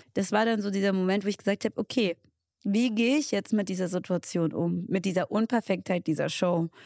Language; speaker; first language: German; early bilingual, other home language; Tigrinya